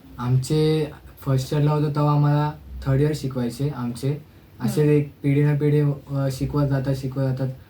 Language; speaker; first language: Marathi; native; Marathi